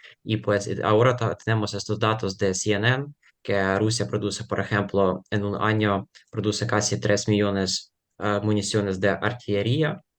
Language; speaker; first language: Spanish; non-native, fluent; Ukrainian